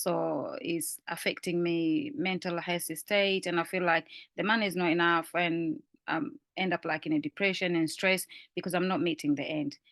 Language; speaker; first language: English; non-native, fluent; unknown